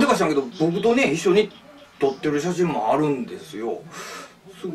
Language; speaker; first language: Japanese; native; Japanese